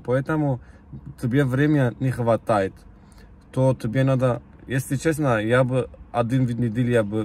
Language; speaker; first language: Russian; non-native, learner; Turkish